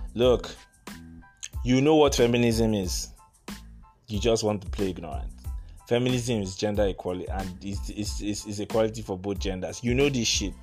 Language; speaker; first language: English; non-native, local second language; Igbo